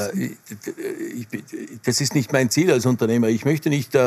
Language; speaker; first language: German; native; German